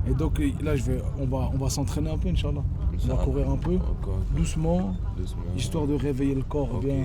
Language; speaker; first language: French; native; French